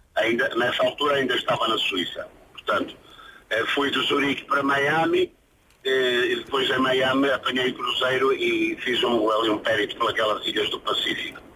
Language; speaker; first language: Portuguese; native; Portuguese